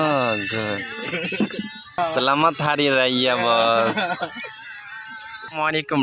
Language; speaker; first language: Indonesian; non-native, learner; Bangla